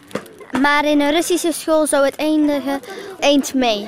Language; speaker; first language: Dutch; early bilingual, heritage; Dutch